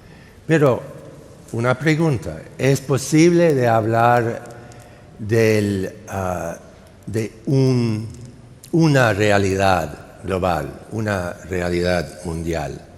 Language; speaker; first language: Spanish; non-native, fluent; English